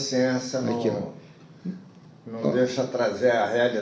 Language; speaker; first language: Portuguese; native; Portuguese